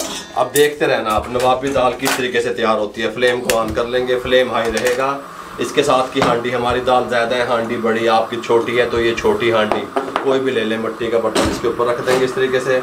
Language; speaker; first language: Hindi; non-native, local second language; Punjabi